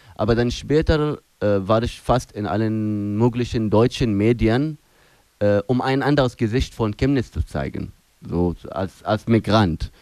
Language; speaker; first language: German; non-native, fluent; Arabic